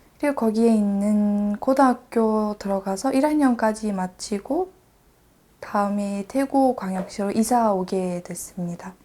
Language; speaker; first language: Korean; early bilingual, other home language; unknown